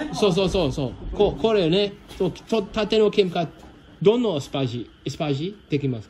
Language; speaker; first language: Japanese; non-native, learner; Portuguese